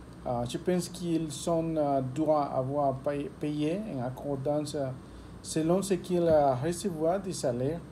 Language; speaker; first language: French; non-native, learner; Spanish